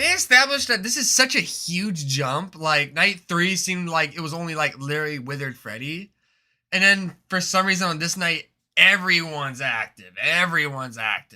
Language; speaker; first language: English; native; English